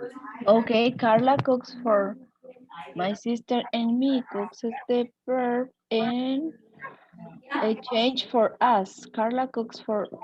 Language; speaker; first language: English; non-native, learner; Spanish